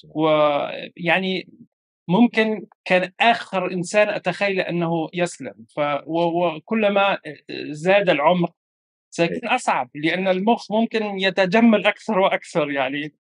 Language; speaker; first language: Arabic; non-native, fluent; German